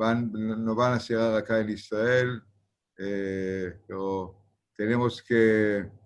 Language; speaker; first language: Spanish; early bilingual, heritage; Spanish